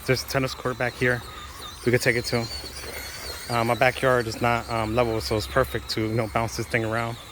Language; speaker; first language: English; native; English